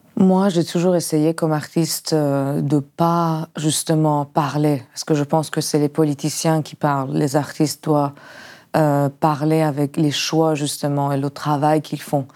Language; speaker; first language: French; non-native, fluent; Persian